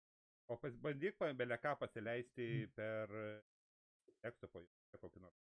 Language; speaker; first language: Lithuanian; native; Lithuanian